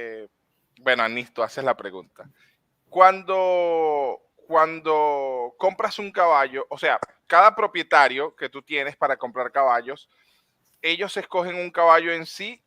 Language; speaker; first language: Spanish; native; Spanish